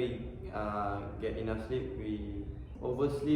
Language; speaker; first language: English; non-native, learner; Malay